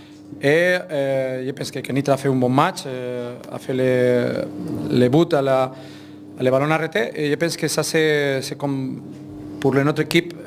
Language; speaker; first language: French; non-native, fluent; Spanish